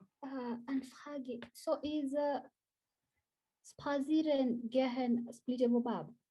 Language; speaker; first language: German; non-native, learner; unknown